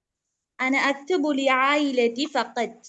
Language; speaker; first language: Arabic; non-native, learner; Tamil